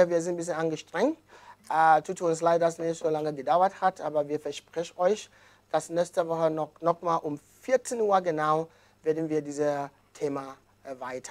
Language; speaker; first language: German; non-native, learner; Akan